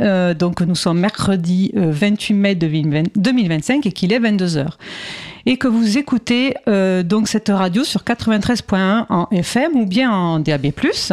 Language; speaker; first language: French; native; French